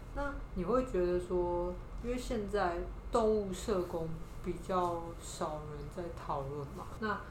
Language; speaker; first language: Chinese; native; Chinese